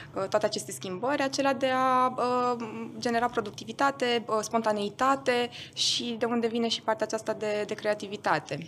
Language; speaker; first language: Romanian; non-native, local second language; German